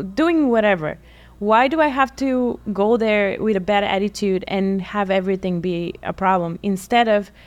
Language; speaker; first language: English; non-native, fluent; Bulgarian